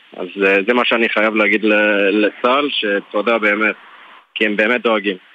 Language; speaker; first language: Hebrew; non-native, fluent; English